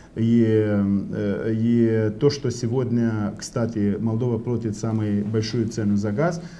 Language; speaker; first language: Russian; non-native, local second language; Romanian